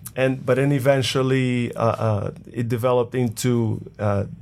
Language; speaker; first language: English; non-native, fluent; Portuguese